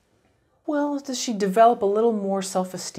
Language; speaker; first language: English; native; English